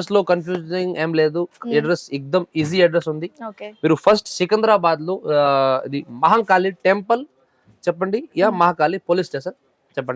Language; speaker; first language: Telugu; non-native, local second language; Hindi